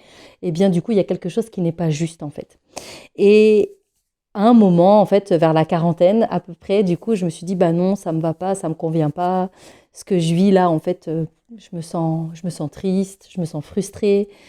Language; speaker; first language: French; native; French